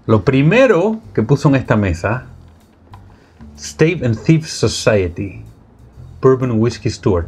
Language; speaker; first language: Spanish; native; Spanish